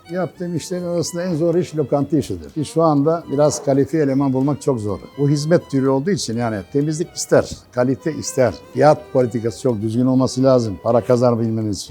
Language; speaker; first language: Turkish; non-native, fluent; Bosnian